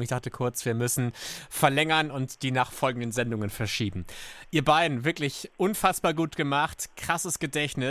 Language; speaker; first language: German; native; German